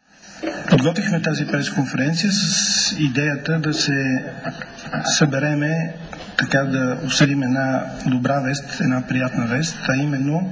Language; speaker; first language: Bulgarian; native; Bulgarian